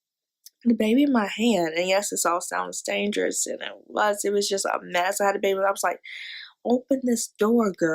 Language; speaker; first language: English; native; English